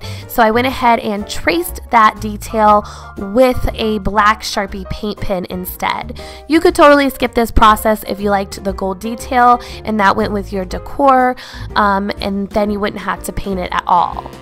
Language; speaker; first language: English; native; English